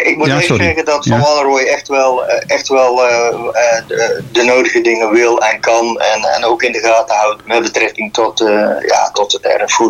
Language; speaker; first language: Dutch; native; Dutch